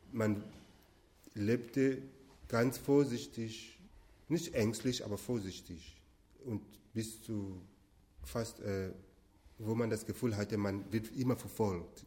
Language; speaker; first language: German; non-native, fluent; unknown